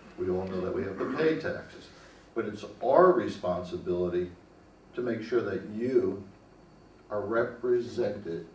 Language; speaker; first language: English; native; English